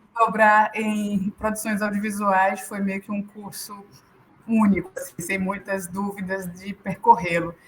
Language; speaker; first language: Portuguese; native; Portuguese